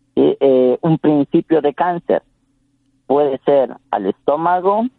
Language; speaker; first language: Spanish; non-native, local second language; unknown